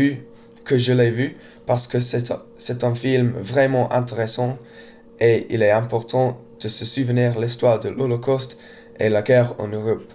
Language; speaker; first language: French; non-native, learner; English